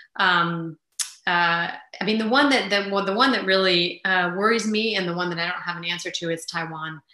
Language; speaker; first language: English; early bilingual, other home language; Armenian